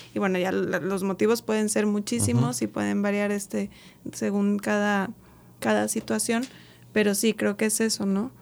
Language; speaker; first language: Spanish; native; Spanish